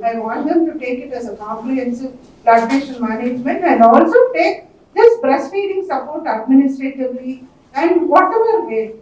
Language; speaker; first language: English; non-native, local second language; Tamil